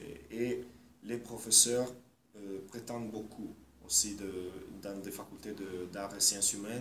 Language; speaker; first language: French; non-native, fluent; Italian